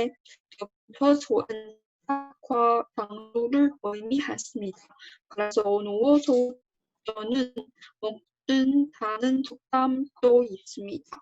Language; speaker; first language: Korean; non-native, learner; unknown